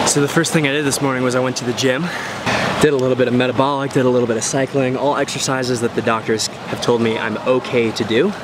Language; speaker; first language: English; native; English